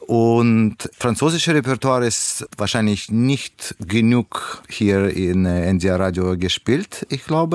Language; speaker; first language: German; non-native, learner; Russian